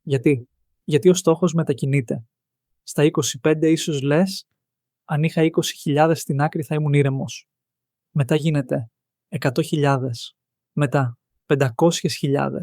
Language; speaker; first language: Greek; native; Greek